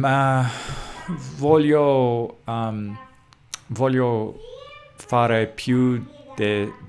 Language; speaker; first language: Italian; non-native, learner; English